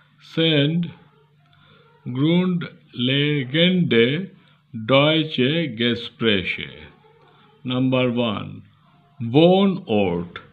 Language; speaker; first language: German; non-native, learner; Bangla